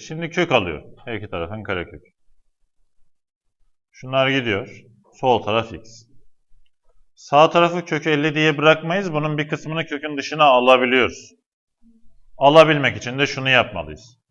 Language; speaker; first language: Turkish; native; Turkish